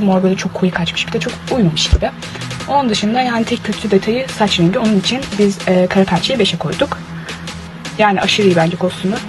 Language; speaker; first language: Turkish; native; Turkish